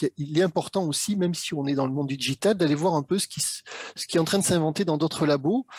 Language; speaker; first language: French; native; French